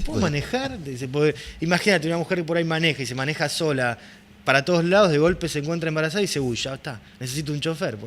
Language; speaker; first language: Spanish; native; Spanish